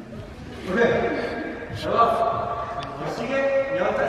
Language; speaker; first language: Chinese; native; Chinese